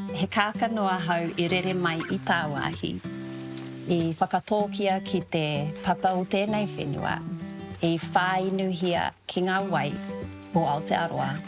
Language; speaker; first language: Māori; non-native, local second language; English